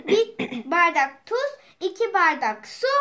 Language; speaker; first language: Turkish; native; Turkish